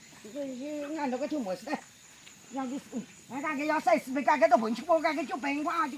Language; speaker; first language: Chinese; native; Chinese